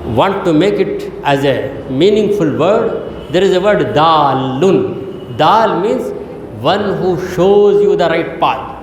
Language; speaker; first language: English; non-native, local second language; Urdu